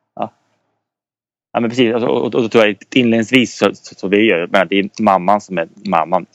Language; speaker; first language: Swedish; native; Swedish